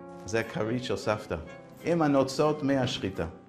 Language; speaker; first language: Hebrew; non-native, fluent; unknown